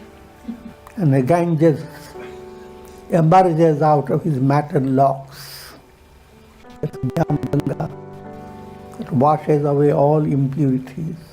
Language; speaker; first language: English; non-native, local second language; Hindi